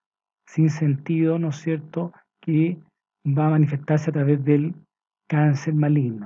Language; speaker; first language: Spanish; native; Spanish